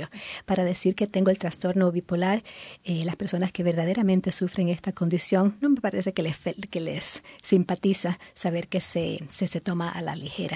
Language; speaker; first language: Spanish; native; Spanish